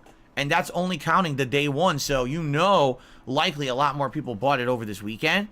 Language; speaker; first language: English; native; English